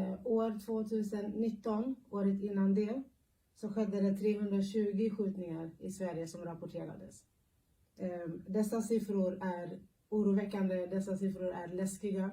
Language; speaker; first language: Swedish; early bilingual, other home language; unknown